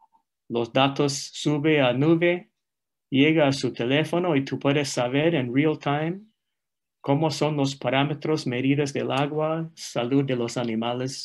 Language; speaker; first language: Spanish; non-native, fluent; English